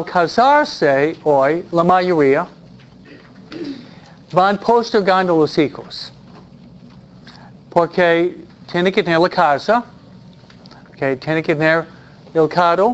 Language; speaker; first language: Spanish; non-native, fluent; English